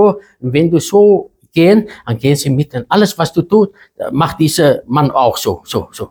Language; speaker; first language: German; non-native, fluent; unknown